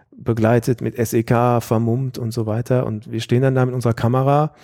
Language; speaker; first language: German; native; German